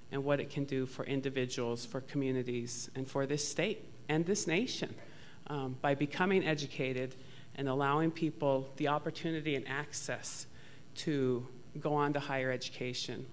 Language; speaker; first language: English; native; English